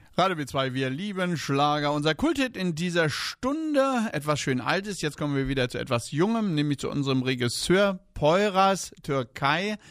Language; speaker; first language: German; native; German